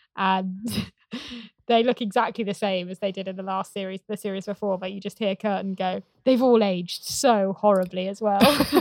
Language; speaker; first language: English; native; English